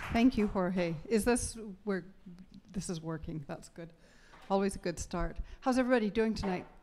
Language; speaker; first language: English; native; English